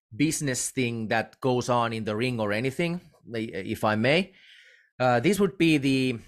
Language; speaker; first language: English; non-native, fluent; Finnish